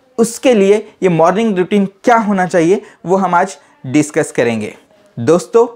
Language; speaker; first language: Hindi; non-native, local second language; Marathi